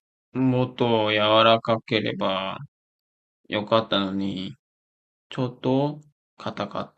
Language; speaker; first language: Japanese; non-native, learner; Korean